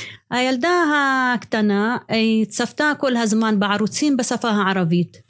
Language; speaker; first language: Hebrew; non-native, local second language; Arabic